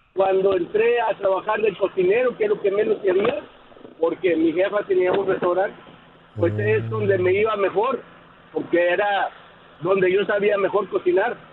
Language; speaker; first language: Spanish; native; Spanish